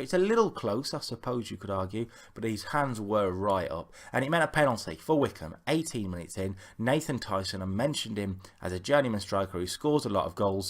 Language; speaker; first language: English; native; English